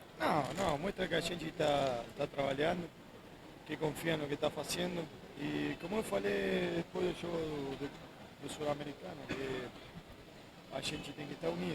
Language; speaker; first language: Portuguese; non-native, fluent; Spanish